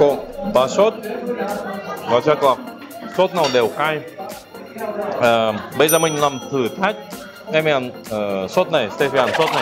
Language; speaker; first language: Vietnamese; non-native, learner; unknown